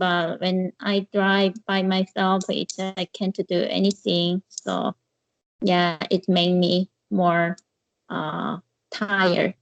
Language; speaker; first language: English; non-native, learner; Korean